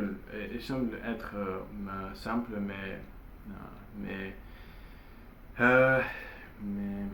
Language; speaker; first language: French; non-native, learner; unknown